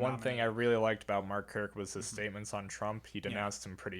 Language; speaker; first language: English; native; English